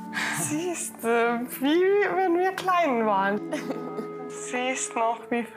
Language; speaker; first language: German; early bilingual, other home language; Croatian